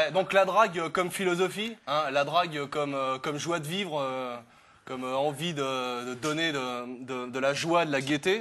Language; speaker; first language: French; native; French